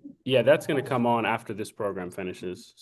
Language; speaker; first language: English; native; English